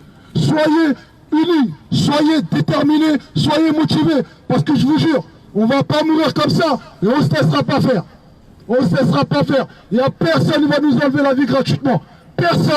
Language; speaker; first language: French; native; French